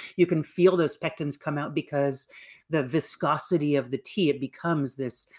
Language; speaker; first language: English; native; English